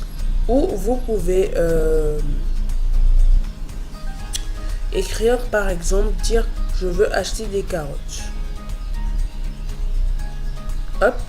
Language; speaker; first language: French; native; French